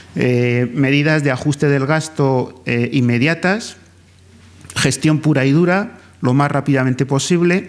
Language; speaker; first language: Spanish; native; Spanish